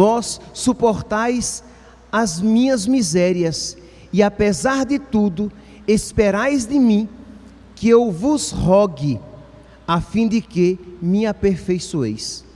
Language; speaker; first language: Portuguese; native; Portuguese